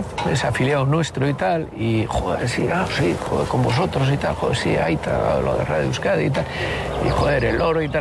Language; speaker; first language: Spanish; native; Spanish